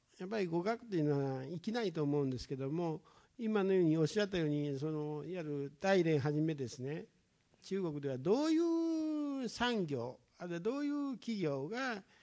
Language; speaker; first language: Japanese; native; Japanese